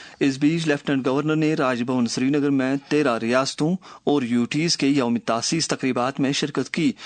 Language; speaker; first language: Urdu; non-native, local second language; Kashmiri